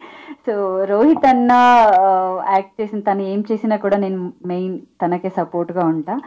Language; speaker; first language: Telugu; non-native, local second language; Hindi